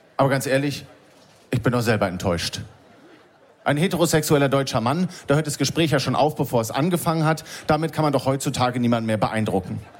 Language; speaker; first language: German; native; German